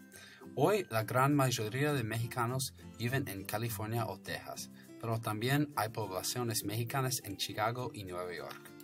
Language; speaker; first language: Spanish; non-native, fluent; English